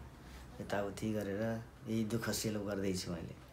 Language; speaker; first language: Nepali; native; Nepali